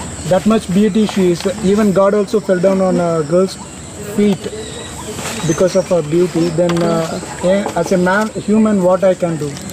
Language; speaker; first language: English; non-native, learner; Tamil